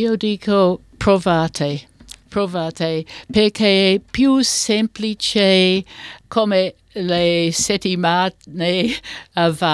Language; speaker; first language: Italian; non-native, learner; English